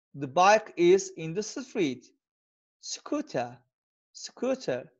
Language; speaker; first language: English; non-native, fluent; Turkish